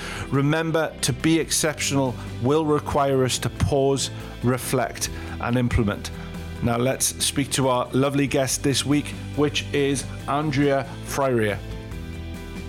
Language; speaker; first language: English; native; English